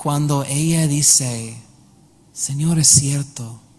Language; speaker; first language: Spanish; non-native, learner; English